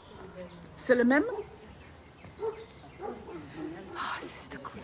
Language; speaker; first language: French; non-native, fluent; Chinese